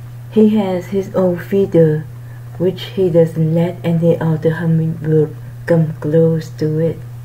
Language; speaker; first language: English; non-native, fluent; Vietnamese